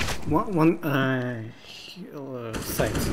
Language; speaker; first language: English; non-native, learner; Russian